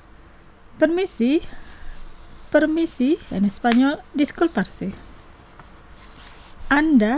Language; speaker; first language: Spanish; non-native, fluent; Indonesian